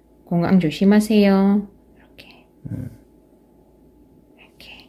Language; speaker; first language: Korean; non-native, fluent; Russian